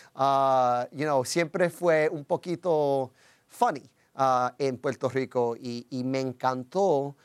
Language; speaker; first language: Spanish; early bilingual, heritage; Spanish